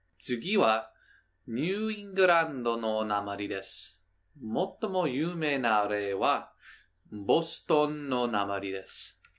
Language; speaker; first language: Japanese; non-native, learner; English